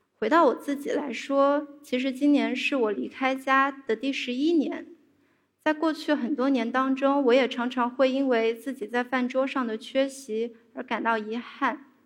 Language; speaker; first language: Chinese; native; Chinese